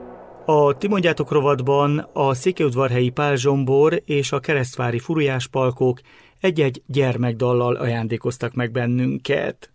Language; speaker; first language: Hungarian; native; Hungarian